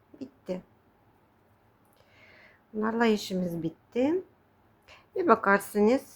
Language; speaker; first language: Turkish; non-native, fluent; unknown